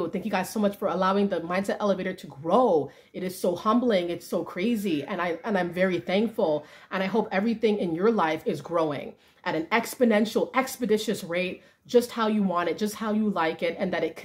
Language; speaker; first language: English; native; English